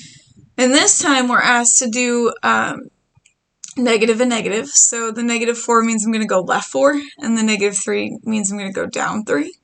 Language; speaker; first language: English; native; English